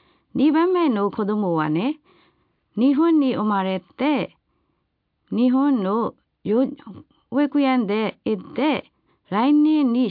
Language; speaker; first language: Japanese; non-native, learner; Burmese